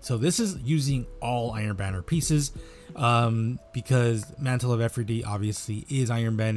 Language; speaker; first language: English; native; English